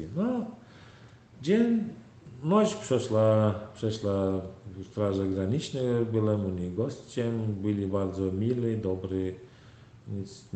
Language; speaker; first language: Polish; non-native, learner; Turkmen